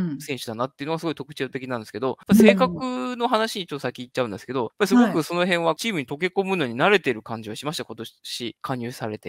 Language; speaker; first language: Japanese; native; Japanese